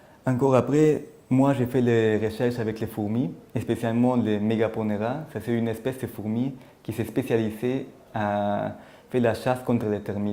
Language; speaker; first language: French; non-native, fluent; German